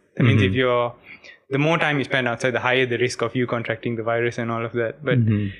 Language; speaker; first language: English; non-native, local second language; Tamil